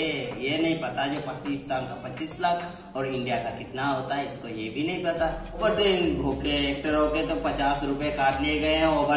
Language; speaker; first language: Hindi; native; Hindi